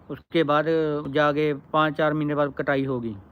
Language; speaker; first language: Hindi; non-native, local second language; Punjabi